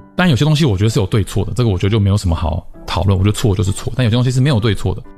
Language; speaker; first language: Chinese; native; Chinese